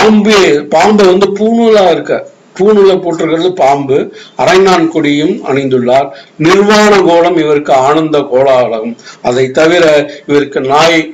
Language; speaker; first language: Tamil; native; Tamil